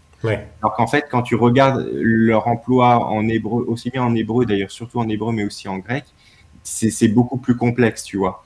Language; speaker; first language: French; native; French